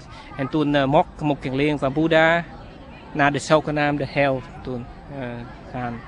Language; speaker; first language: Dutch; non-native, learner; Vietnamese